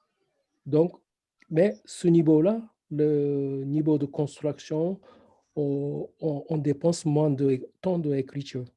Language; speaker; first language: French; non-native, fluent; Japanese